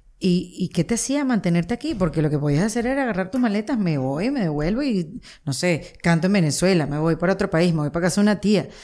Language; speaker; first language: Spanish; native; Spanish